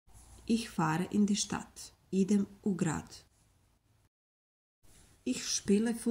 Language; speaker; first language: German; non-native, fluent; Serbian